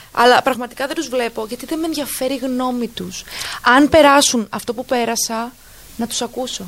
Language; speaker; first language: Greek; early bilingual, heritage; Greek